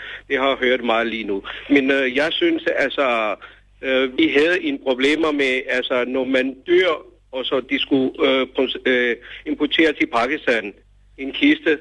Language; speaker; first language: Danish; non-native, learner; Urdu